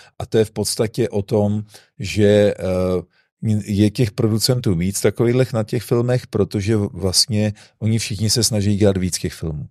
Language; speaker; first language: Czech; native; Czech